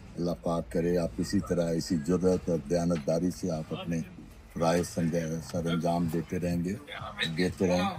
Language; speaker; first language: Urdu; non-native, local second language; Punjabi